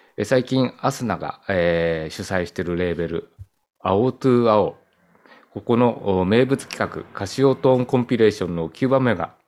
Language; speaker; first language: Japanese; native; Japanese